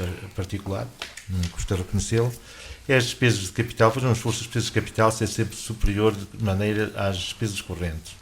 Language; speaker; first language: Portuguese; native; Portuguese